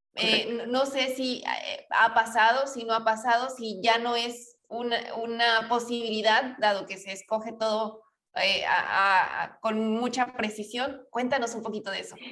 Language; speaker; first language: Spanish; native; Spanish